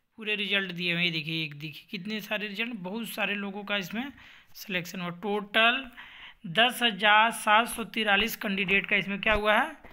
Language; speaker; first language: Hindi; native; Hindi